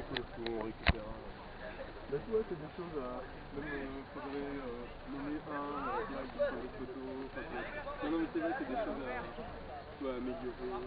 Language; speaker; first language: French; native; French